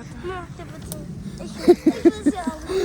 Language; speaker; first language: German; native; German